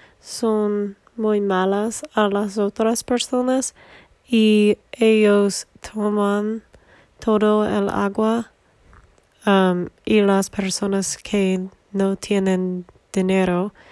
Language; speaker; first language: Spanish; non-native, learner; English